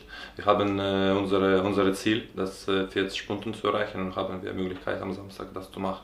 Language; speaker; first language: German; non-native, learner; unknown